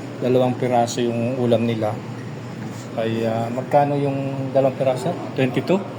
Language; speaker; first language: Filipino; non-native, local second language; Pampanga